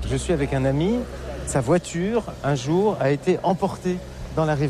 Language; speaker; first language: French; native; French